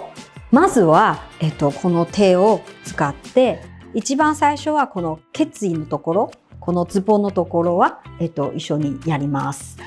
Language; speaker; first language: Japanese; non-native, fluent; Chinese